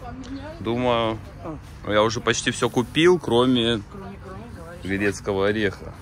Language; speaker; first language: Russian; native; Russian